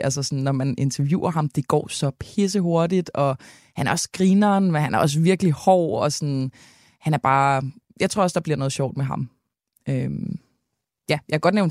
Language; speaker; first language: Danish; native; Danish